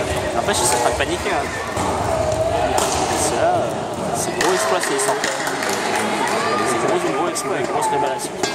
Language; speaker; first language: French; native; French